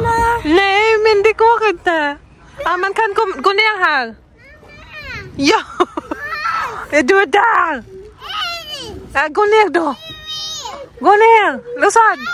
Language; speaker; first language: Swedish; non-native, learner; Cebuano